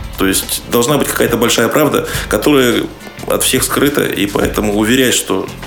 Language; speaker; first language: Russian; native; Russian